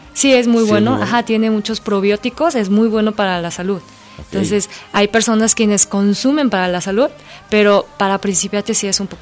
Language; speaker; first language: Spanish; non-native, fluent; Korean